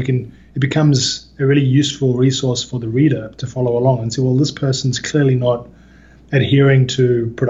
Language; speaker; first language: English; native; English